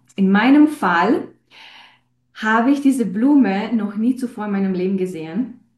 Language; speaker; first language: German; non-native, fluent; Romanian